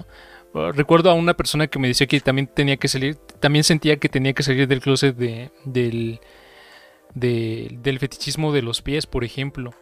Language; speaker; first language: Spanish; native; Spanish